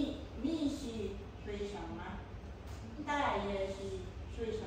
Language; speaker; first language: Chinese; non-native, learner; Filipino